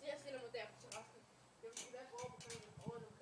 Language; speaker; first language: Danish; native; Danish